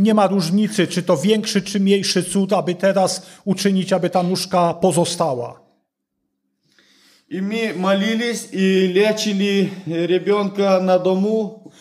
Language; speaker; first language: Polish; non-native, learner; Russian